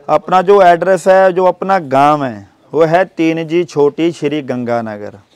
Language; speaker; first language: Hindi; native; Hindi